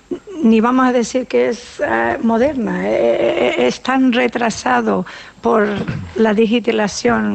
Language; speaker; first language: Spanish; non-native, fluent; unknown